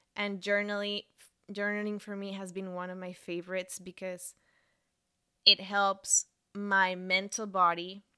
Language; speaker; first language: English; non-native, fluent; Spanish